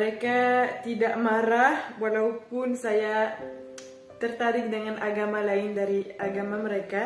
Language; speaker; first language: Indonesian; non-native, fluent; French